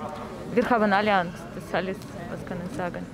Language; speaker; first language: German; non-native, learner; Ukrainian